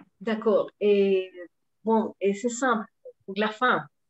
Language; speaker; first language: French; non-native, learner; Spanish